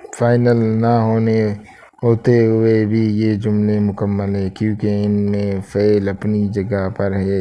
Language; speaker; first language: Urdu; native; Urdu